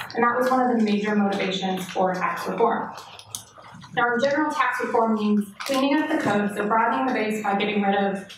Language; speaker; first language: English; native; English